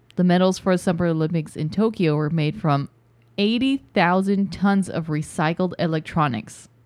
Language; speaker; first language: English; early bilingual, other home language; Filipino